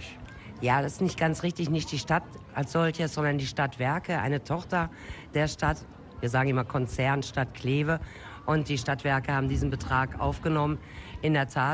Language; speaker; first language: German; native; German